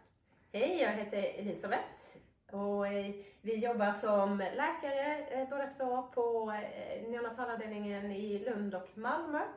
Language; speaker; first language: Swedish; native; Swedish